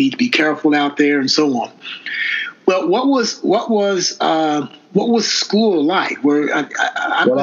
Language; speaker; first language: English; native; English